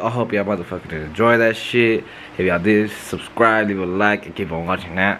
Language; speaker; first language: English; early bilingual, other home language; Spanish